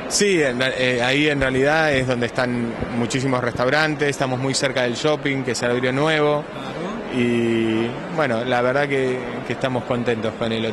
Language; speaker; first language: Spanish; native; Spanish